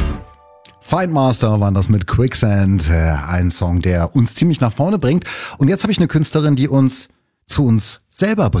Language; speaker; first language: German; native; German